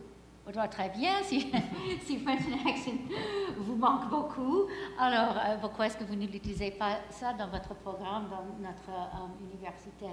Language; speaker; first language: French; non-native, fluent; English